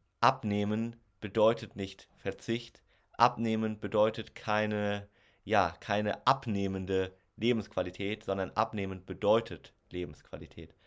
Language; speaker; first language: German; native; German